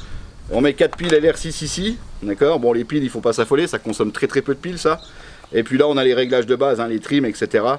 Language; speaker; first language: French; native; French